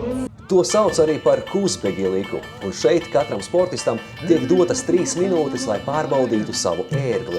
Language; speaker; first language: Latvian; native; Latvian